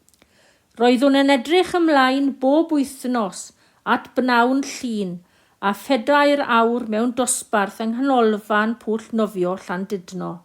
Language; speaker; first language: Welsh; non-native, local second language; English